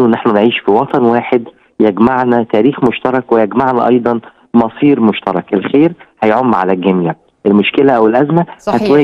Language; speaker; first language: Arabic; native; Arabic